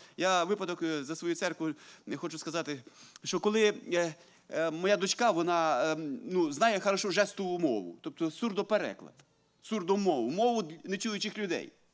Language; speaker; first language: Ukrainian; native; Ukrainian